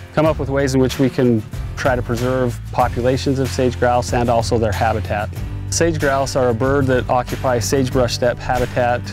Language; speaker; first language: English; native; English